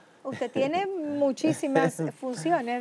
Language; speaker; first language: Spanish; native; Spanish